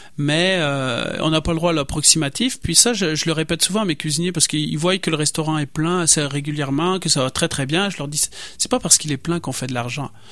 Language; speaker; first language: French; native; French